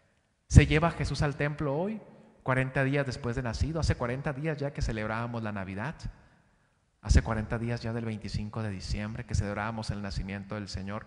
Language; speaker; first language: Spanish; native; Spanish